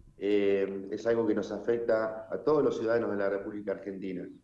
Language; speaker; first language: Spanish; native; Spanish